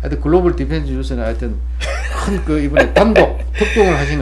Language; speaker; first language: Korean; native; Korean